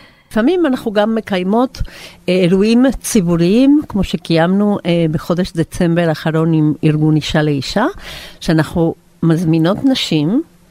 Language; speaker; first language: Hebrew; non-native, fluent; Spanish